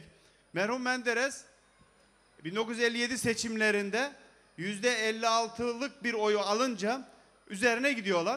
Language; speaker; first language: Turkish; native; Turkish